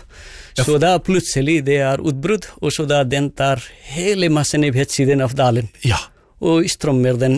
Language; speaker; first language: Norwegian; non-native, fluent; Nepali